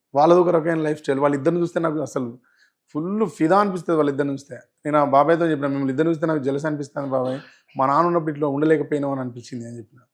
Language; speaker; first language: Telugu; native; Telugu